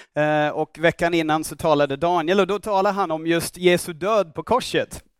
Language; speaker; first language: Swedish; non-native, fluent; English